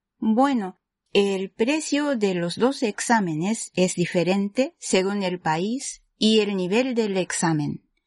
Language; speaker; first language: Spanish; non-native, fluent; Japanese